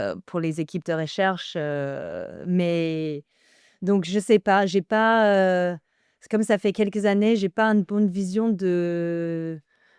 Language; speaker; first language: French; non-native, fluent; English